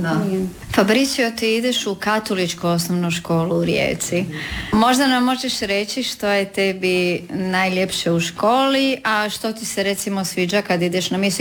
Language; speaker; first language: Serbian; native; Serbian